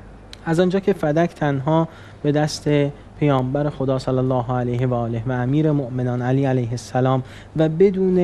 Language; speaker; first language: Persian; native; Persian